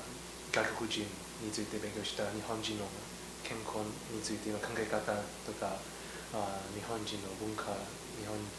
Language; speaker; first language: Japanese; non-native, learner; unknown